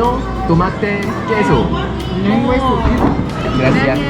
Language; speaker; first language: Spanish; non-native, learner; Korean